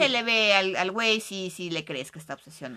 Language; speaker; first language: Spanish; native; Spanish